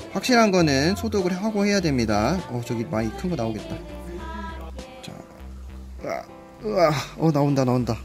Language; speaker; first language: Korean; native; Korean